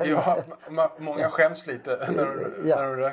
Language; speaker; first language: Swedish; native; Swedish